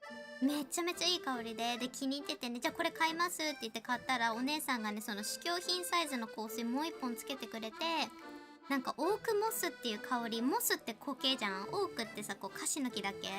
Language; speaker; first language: Japanese; native; Japanese